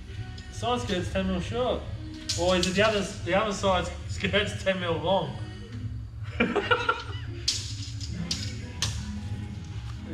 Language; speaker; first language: English; native; English